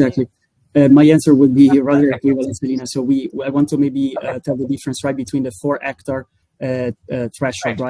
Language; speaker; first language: English; non-native, fluent; Italian